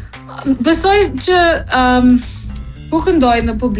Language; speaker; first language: Albanian; non-native, learner; English